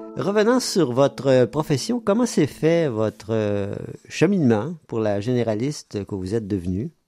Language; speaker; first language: French; native; French